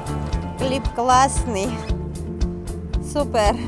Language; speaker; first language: Russian; non-native, fluent; Georgian